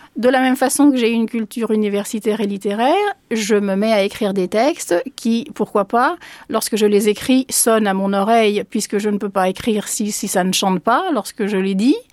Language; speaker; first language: French; early bilingual, other home language; Spanish